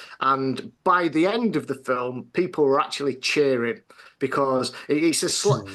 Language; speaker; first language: English; native; English